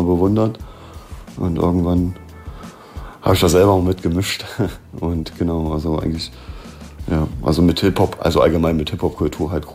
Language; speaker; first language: German; native; German